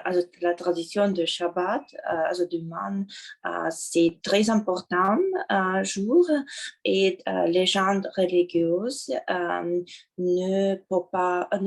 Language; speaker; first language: French; non-native, learner; Russian